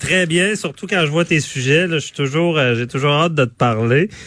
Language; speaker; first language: French; native; French